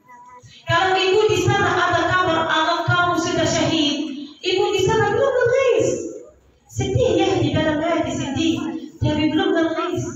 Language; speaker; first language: Indonesian; non-native, learner; Arabic